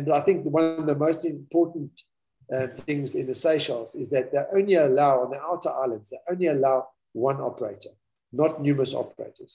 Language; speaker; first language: English; native; English